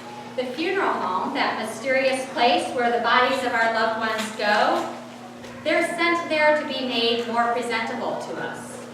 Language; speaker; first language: English; native; English